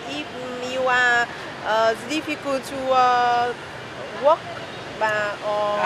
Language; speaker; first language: English; non-native, learner; Vietnamese